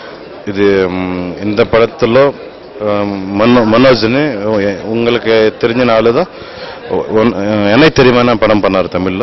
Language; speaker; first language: Tamil; non-native, fluent; Telugu